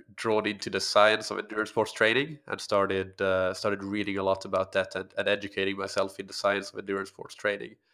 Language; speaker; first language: English; non-native, fluent; Swedish